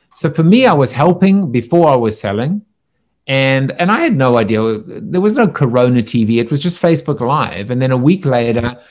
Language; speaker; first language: English; native; English